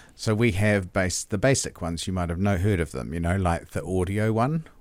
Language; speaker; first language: English; native; English